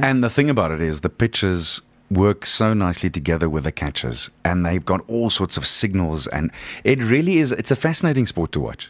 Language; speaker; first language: English; non-native, local second language; Afrikaans